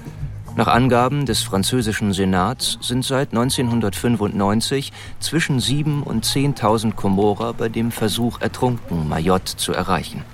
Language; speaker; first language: German; native; German